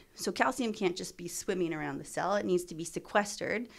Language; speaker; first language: English; native; English